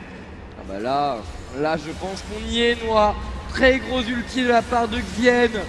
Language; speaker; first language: French; native; French